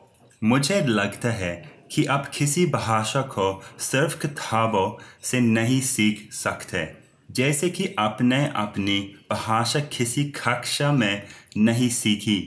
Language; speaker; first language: Hindi; non-native, learner; English